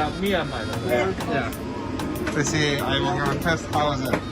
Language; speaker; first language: English; non-native, learner; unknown